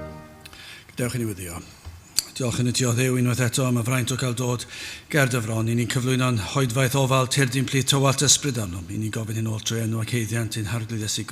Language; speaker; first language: Welsh; native; Welsh